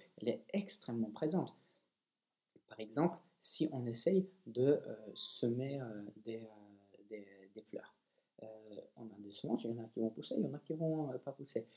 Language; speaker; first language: French; non-native, fluent; Polish